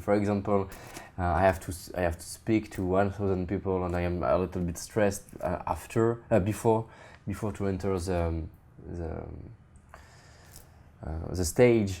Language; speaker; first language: English; non-native, fluent; French